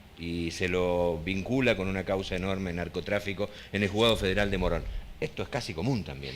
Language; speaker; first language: Spanish; native; Spanish